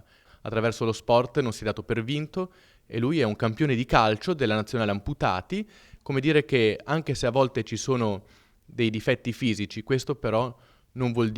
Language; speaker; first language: Italian; native; Italian